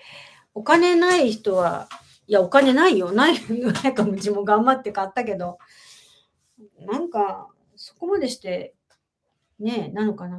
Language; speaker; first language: Japanese; native; Japanese